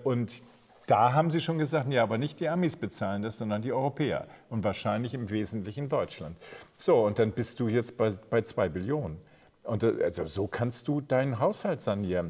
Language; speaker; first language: German; native; German